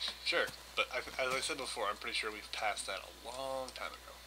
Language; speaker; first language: English; native; English